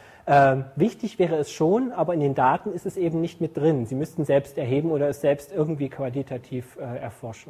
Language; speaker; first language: German; native; German